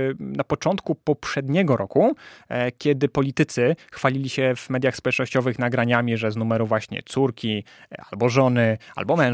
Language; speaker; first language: Polish; native; Polish